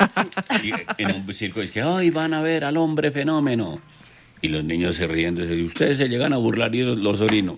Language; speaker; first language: Spanish; native; Spanish